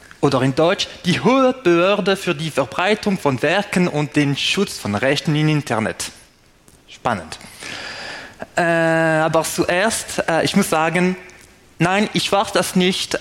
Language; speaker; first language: German; non-native, fluent; French